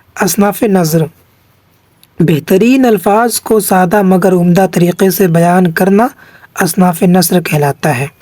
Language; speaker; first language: Urdu; native; Urdu